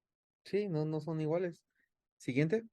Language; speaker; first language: Spanish; early bilingual, heritage; English